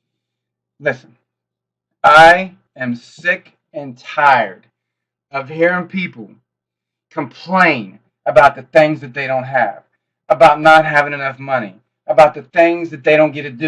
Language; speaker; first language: English; native; English